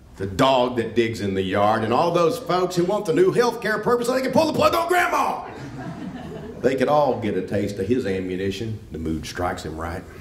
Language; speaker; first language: English; native; English